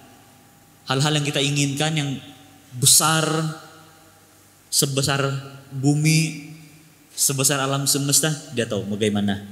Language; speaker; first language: Malay; native; Malay